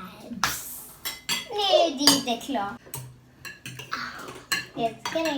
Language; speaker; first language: Swedish; early bilingual, other home language; Thai